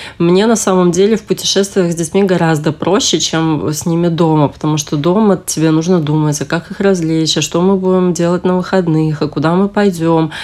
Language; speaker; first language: Russian; native; Russian